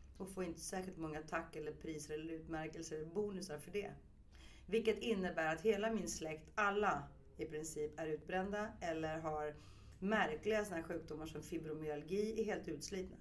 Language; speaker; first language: Swedish; early bilingual, other home language; Greek